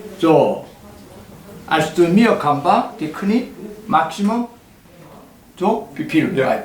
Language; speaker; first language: German; non-native, learner; Korean